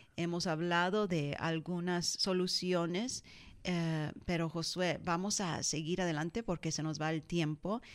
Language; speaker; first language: Spanish; early bilingual, heritage; Spanish